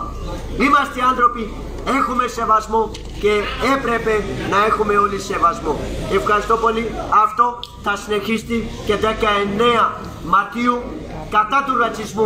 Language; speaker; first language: Greek; non-native, fluent; Urdu